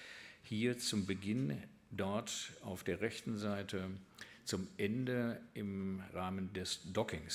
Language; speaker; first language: German; native; German